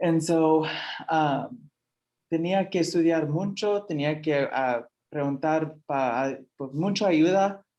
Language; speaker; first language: Spanish; early bilingual, heritage; Spanish